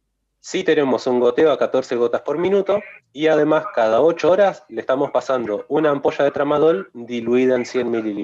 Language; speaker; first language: Spanish; native; Spanish